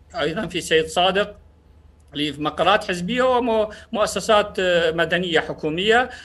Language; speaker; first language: Arabic; non-native, local second language; Central Kurdish